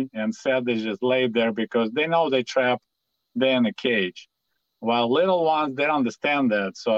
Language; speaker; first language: English; non-native, fluent; Russian